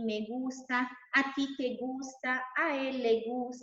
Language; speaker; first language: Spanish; non-native, fluent; Portuguese